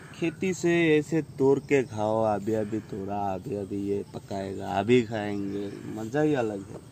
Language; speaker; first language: Hindi; non-native, local second language; Assamese